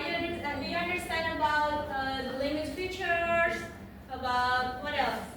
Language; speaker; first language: English; non-native, learner; Indonesian